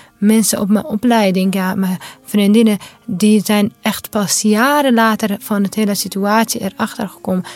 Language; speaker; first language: Dutch; non-native, fluent; Kurdish